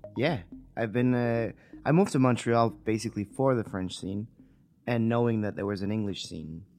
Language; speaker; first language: English; non-native, local second language; French